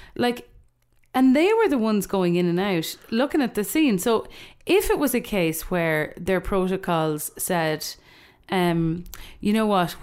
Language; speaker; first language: English; native; English